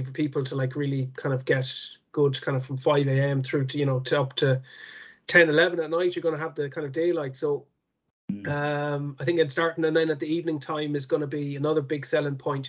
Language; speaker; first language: English; native; English